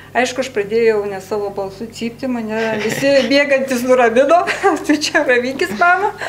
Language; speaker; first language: Lithuanian; native; Lithuanian